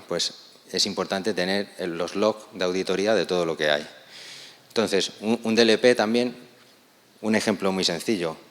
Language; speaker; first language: Spanish; native; Spanish